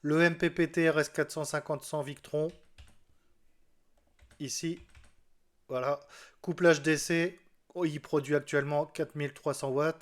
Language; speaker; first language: French; native; French